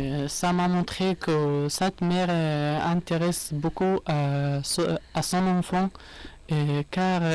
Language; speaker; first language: French; non-native, learner; Arabic